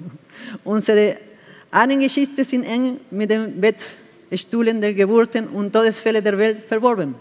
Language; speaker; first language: German; non-native, fluent; Spanish